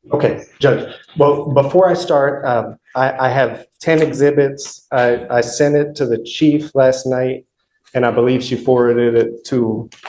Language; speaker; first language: English; native; English